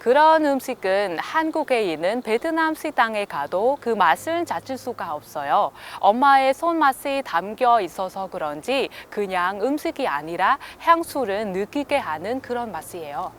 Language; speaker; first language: Korean; non-native, fluent; Vietnamese